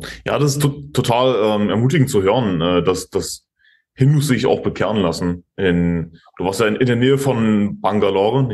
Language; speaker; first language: German; native; German